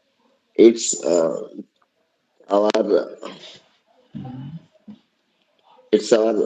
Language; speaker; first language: English; non-native, learner; Bangla